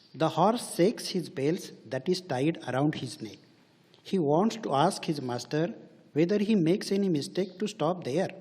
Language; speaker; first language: English; non-native, local second language; Marathi